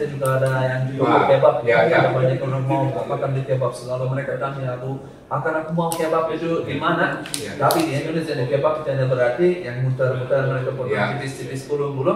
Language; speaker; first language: Indonesian; non-native, learner; Turkish